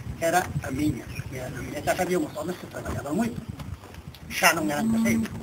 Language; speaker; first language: Galician; native; Galician